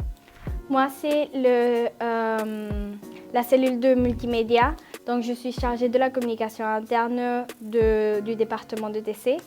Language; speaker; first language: French; non-native, fluent; Spanish